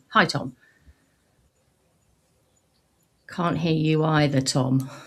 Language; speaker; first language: English; native; English